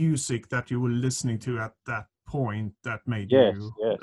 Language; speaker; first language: English; non-native, fluent; Swedish